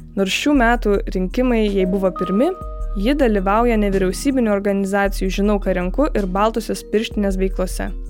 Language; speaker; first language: Lithuanian; non-native, local second language; Polish